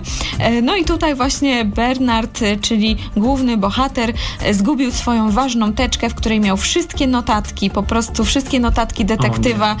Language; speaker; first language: Polish; native; Polish